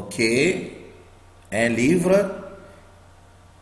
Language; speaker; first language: French; non-native, fluent; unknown